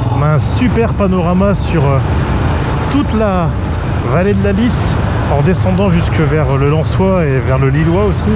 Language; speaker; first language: French; native; French